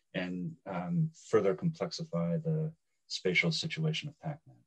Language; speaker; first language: English; native; English